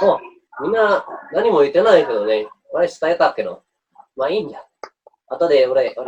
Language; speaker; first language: Japanese; non-native, learner; Indonesian